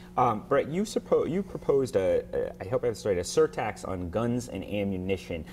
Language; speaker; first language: English; native; English